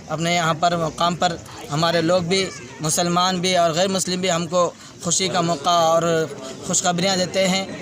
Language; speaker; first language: Urdu; native; Urdu